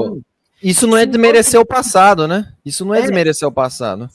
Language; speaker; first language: Portuguese; native; Portuguese